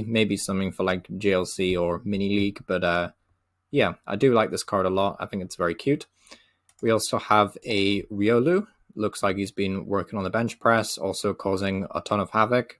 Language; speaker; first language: English; native; English